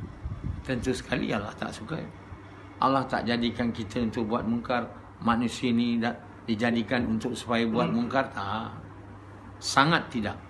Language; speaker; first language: Malay; native; Malay